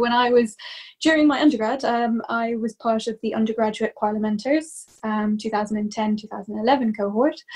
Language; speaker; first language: English; native; English